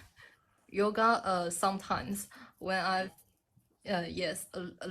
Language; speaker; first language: English; non-native, learner; Chinese